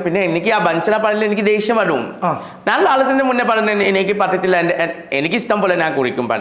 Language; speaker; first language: Malayalam; non-native, local second language; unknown